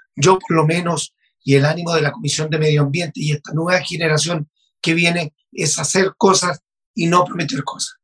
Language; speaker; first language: Spanish; native; Spanish